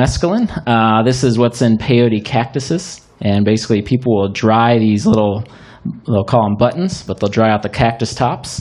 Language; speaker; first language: English; native; English